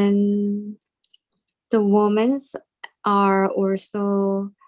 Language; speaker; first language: English; non-native, learner; Korean